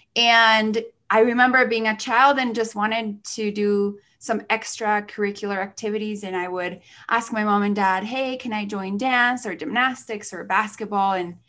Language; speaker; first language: English; early bilingual, other home language; Spanish